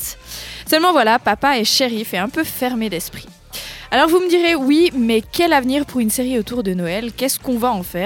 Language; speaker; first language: French; native; French